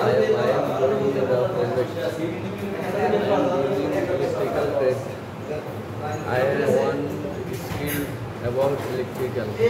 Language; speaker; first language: English; non-native, learner; Bangla